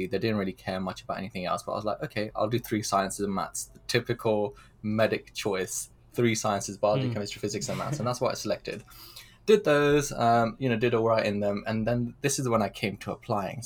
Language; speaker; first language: English; early bilingual, other home language; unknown